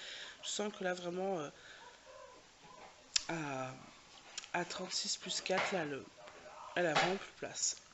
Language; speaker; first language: French; native; French